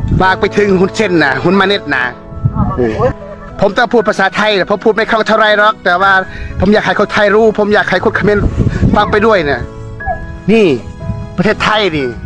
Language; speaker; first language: Thai; non-native, learner; Khmer